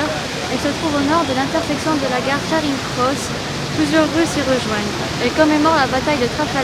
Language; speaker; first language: French; native; French